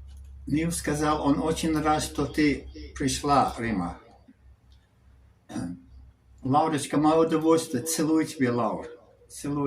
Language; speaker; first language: Russian; non-native, learner; English